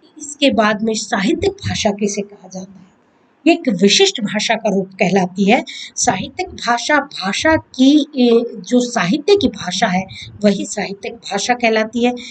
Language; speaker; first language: Hindi; native; Hindi